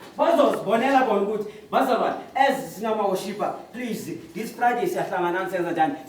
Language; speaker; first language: Zulu; non-native, local second language; Southern Sotho